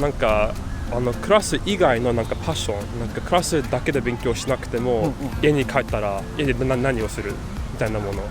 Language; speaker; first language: Japanese; early bilingual, other home language; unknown